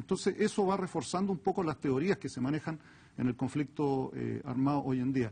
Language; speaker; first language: Spanish; native; Spanish